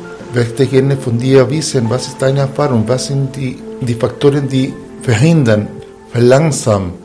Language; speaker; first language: German; non-native, fluent; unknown